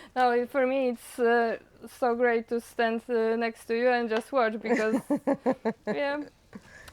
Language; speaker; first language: English; non-native, fluent; Polish